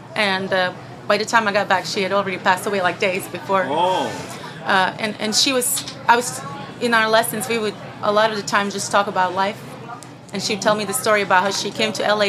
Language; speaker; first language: English; non-native, fluent; Bosnian